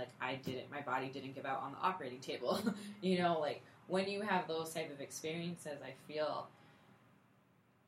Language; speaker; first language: English; native; English